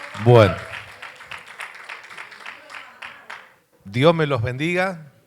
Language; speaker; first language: Spanish; native; Spanish